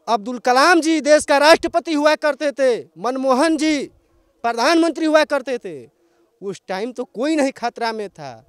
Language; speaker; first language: Hindi; native; Hindi